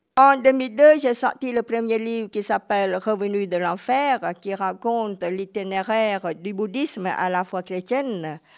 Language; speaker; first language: French; non-native, fluent; Khmer